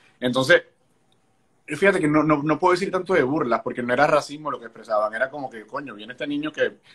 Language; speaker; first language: Spanish; native; Spanish